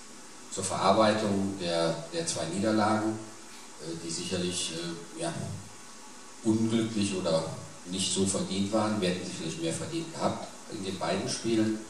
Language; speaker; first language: German; native; German